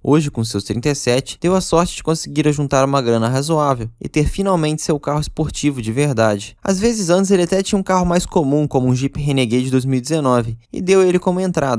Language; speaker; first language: Portuguese; native; Portuguese